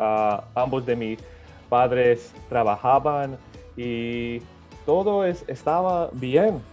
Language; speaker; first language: Spanish; early bilingual, other home language; Serbian